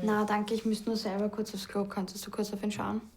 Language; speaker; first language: German; native; German